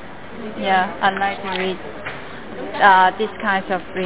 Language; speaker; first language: English; non-native, learner; Cantonese